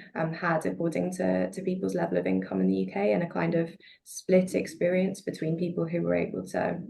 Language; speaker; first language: English; native; English